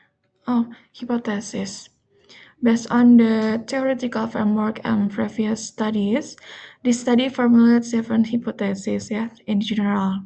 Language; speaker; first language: English; non-native, learner; Indonesian